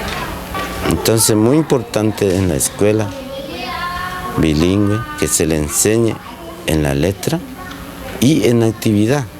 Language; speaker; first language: Spanish; non-native, local second language; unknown